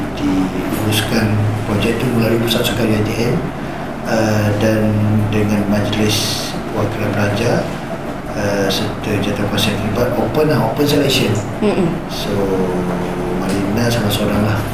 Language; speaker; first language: Malay; native; Malay